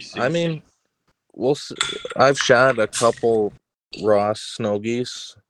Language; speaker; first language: English; native; English